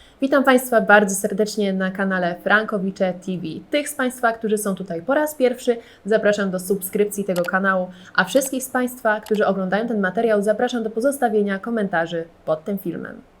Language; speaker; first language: Polish; native; Polish